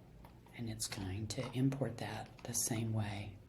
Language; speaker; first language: English; native; English